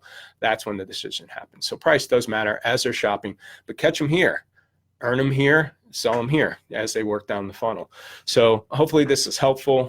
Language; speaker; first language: English; native; English